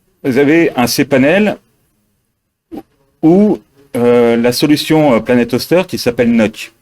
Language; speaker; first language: French; native; French